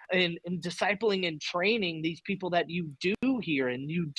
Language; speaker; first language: English; native; English